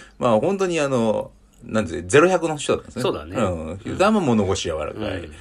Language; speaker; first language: Japanese; native; Japanese